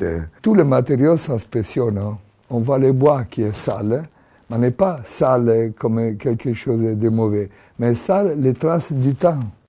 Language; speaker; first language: French; non-native, fluent; Italian